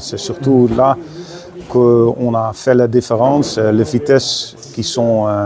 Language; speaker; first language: French; non-native, fluent; Dutch